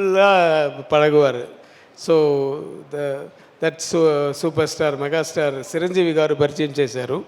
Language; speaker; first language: Telugu; non-native, learner; Tamil